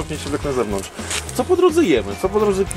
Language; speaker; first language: Polish; native; Polish